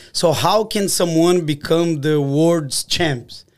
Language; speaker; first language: English; non-native, fluent; Portuguese